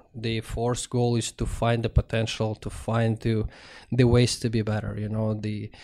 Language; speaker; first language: English; non-native, fluent; Russian